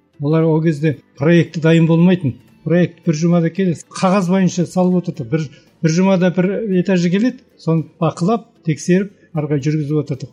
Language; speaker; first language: Kazakh; early bilingual, heritage; Kazakh